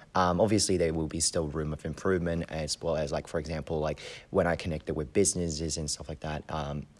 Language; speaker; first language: English; non-native, local second language; Cantonese